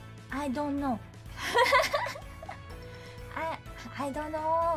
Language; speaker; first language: English; non-native, learner; Japanese